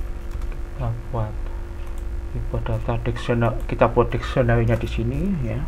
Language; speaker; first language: Indonesian; native; Indonesian